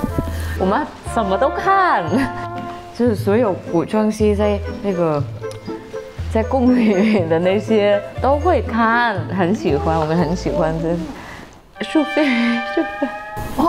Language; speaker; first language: Chinese; non-native, fluent; Vietnamese